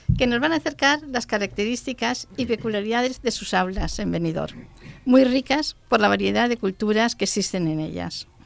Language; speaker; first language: Spanish; native; Spanish